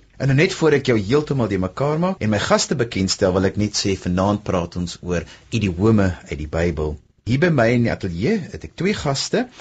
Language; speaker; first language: Afrikaans; native; Afrikaans